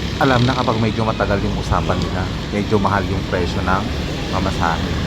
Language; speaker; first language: Filipino; native; Filipino